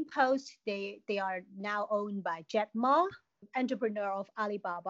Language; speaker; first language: English; non-native, local second language; Cantonese